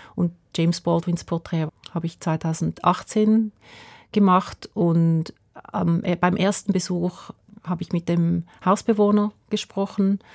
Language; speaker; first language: German; native; German